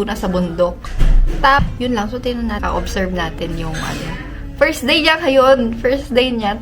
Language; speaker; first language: Filipino; native; Filipino